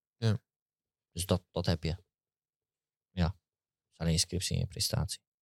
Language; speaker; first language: Dutch; early bilingual, other home language; Turkish